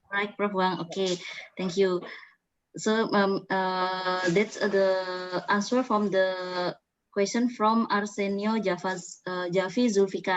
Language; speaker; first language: English; non-native, learner; Indonesian